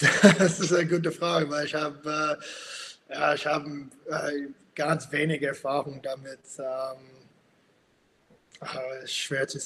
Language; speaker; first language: German; non-native, fluent; English